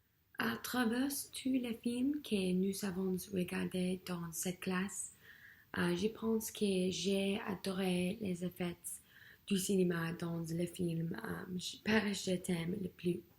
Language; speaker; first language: French; non-native, learner; English